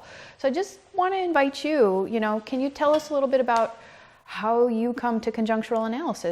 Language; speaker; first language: English; native; English